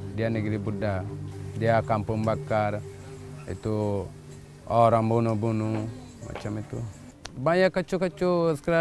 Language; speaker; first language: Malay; non-native, learner; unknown